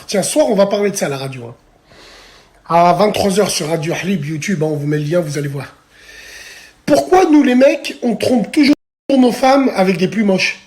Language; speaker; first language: French; native; French